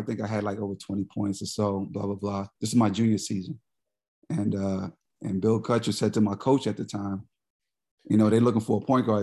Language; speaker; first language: English; native; English